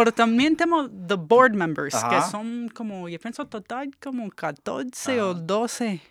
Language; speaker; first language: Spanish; early bilingual, heritage; English